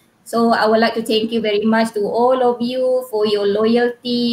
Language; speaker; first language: English; non-native, local second language; Malay